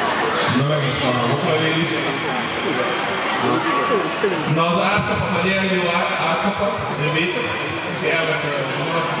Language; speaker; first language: Hungarian; native; Hungarian